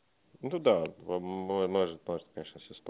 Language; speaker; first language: Russian; native; Russian